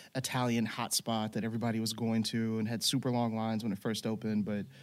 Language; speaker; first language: English; native; English